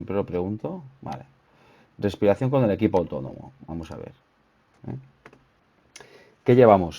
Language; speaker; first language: Spanish; native; Spanish